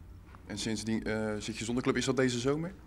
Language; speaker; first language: Dutch; native; Dutch